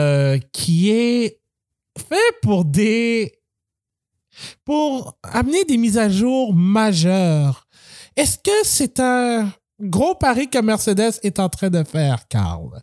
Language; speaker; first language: French; native; French